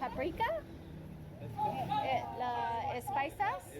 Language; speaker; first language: Spanish; non-native, learner; English